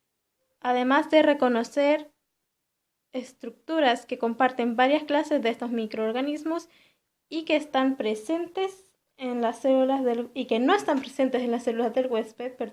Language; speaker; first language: Spanish; native; Spanish